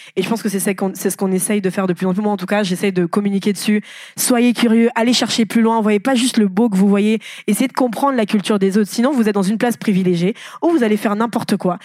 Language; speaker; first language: French; non-native, local second language; Lingala